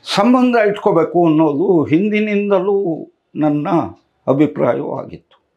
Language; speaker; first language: Kannada; non-native, local second language; Tamil